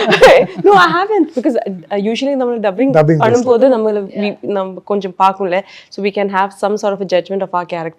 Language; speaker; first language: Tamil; non-native, learner; Malayalam